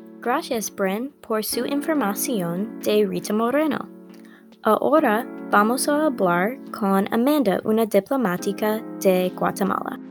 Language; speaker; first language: Spanish; non-native, learner; English